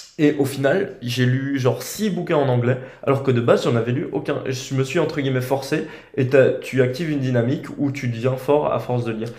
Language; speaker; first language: French; native; French